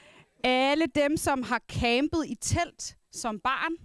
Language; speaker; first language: Danish; non-native, local second language; Kalaallisut